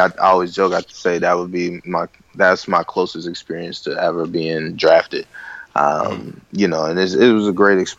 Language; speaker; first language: English; native; English